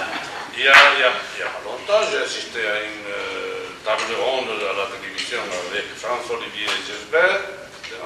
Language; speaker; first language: French; non-native, fluent; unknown